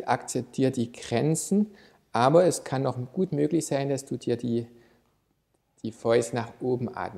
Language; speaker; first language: German; native; German